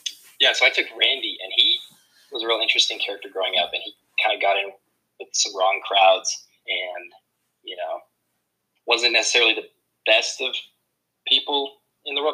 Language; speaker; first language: English; native; English